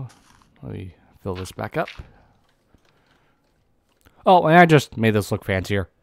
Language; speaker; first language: English; native; English